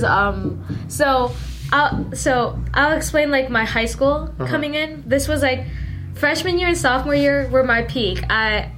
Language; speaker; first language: English; early bilingual, other home language; Min Nan Chinese